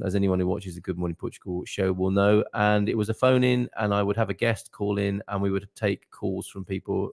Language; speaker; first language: English; native; English